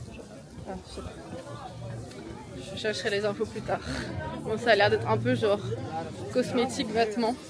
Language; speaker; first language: French; native; French